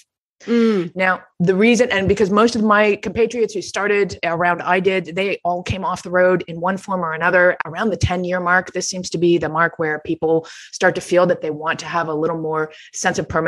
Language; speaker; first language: English; native; English